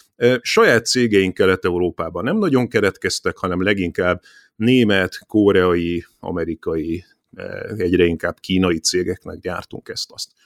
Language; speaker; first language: Hungarian; native; Hungarian